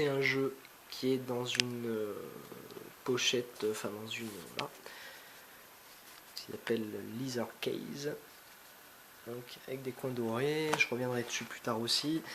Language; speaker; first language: French; native; French